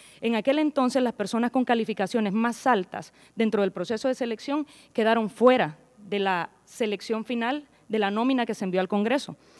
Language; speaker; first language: Spanish; native; Spanish